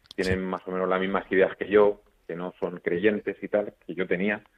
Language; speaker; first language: Spanish; native; Spanish